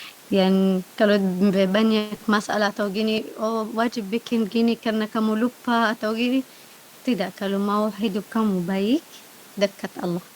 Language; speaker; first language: Indonesian; non-native, learner; Arabic